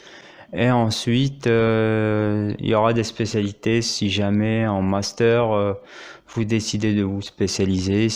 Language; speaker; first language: French; non-native, local second language; Arabic